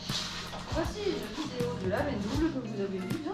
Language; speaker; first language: French; native; French